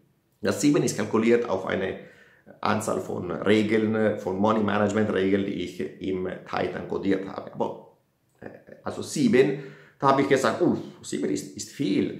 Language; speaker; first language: German; non-native, fluent; Italian